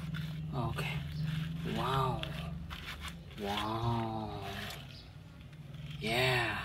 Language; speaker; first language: English; non-native, learner; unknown